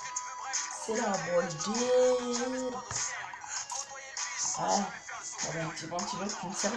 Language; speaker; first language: French; native; French